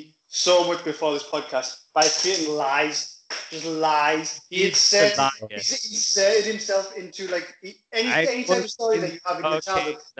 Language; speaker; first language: English; native; English